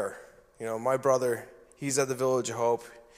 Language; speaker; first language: English; native; English